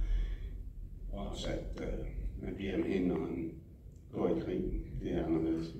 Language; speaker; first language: Danish; non-native, fluent; English